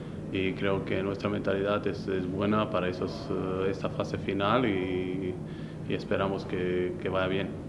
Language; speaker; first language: Spanish; non-native, fluent; Slovenian